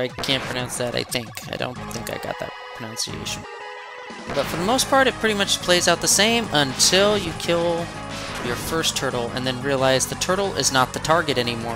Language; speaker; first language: English; native; English